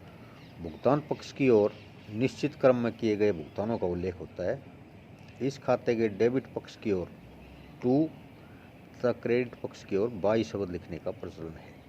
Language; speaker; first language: Hindi; native; Hindi